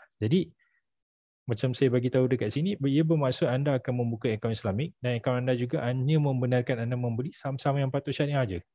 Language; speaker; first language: Malay; native; Malay